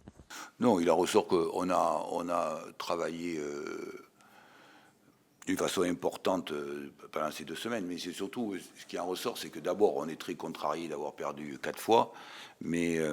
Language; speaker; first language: French; native; French